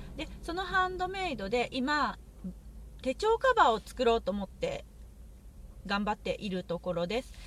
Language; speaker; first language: Japanese; native; Japanese